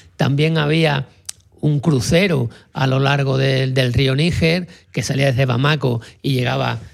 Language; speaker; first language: Spanish; native; Spanish